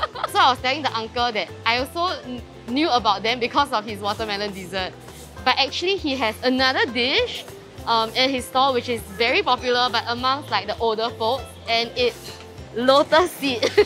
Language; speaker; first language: English; native; English